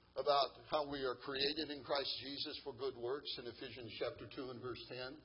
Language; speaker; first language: English; native; English